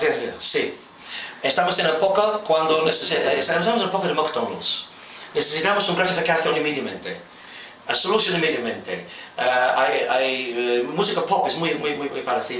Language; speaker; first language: Spanish; non-native, fluent; English